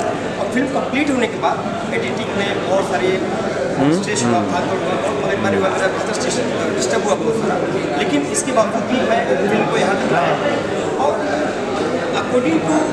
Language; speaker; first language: Hindi; native; Hindi